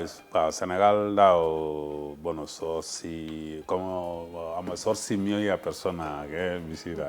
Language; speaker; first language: Basque; non-native, learner; Wolof